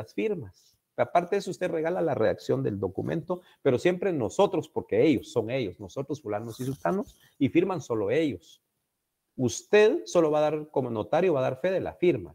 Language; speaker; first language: Spanish; native; Spanish